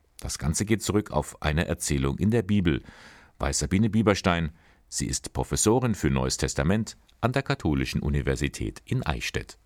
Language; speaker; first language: German; native; German